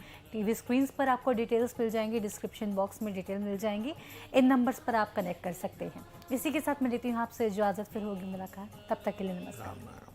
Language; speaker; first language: Hindi; native; Hindi